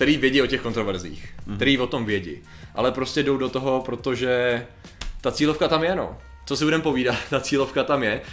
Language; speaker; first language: Czech; native; Czech